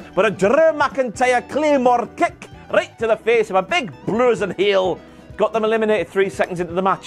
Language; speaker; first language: English; native; English